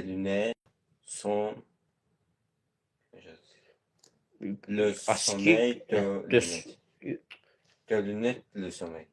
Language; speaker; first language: French; non-native, learner; Azerbaijani